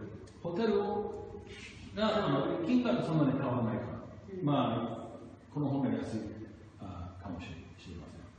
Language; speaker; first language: Japanese; non-native, fluent; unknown